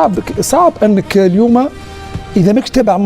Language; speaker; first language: Arabic; native; Arabic